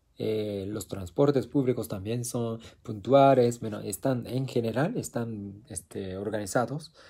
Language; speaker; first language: Spanish; non-native, fluent; Japanese